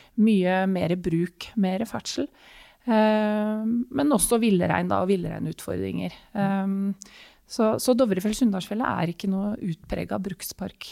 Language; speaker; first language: Norwegian; native; Norwegian